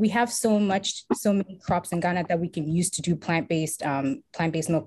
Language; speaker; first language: English; non-native, local second language; Akan